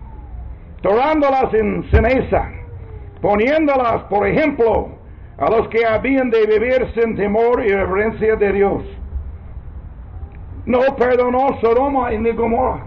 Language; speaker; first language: Spanish; non-native, learner; English